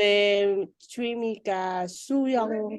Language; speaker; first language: Korean; non-native, learner; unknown